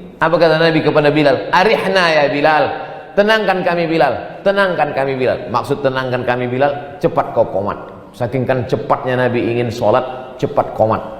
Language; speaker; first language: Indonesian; native; Indonesian